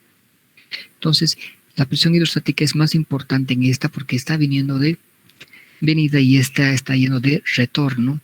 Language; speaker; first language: Spanish; native; Spanish